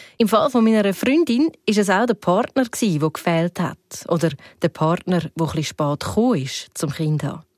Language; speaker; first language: German; native; German